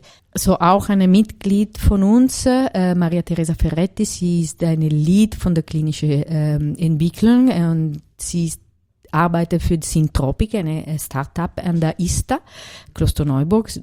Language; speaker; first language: German; non-native, fluent; Italian